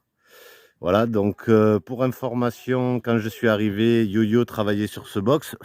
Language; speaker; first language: French; native; French